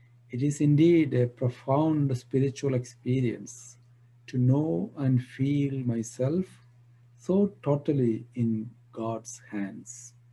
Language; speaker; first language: English; non-native, local second language; Malayalam